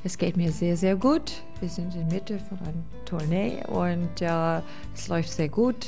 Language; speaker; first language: German; non-native, fluent; English